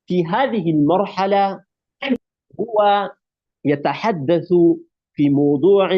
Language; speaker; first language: Arabic; non-native, fluent; Urdu